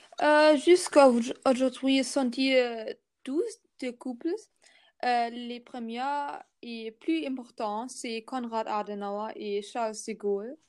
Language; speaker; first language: French; non-native, learner; German